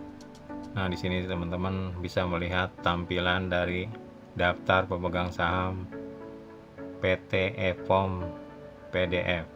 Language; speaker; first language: Indonesian; native; Indonesian